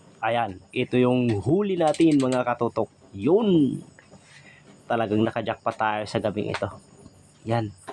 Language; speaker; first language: Filipino; non-native, local second language; Cebuano